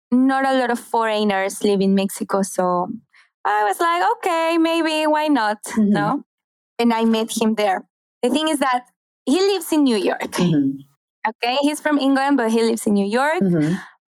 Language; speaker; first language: English; non-native, fluent; Spanish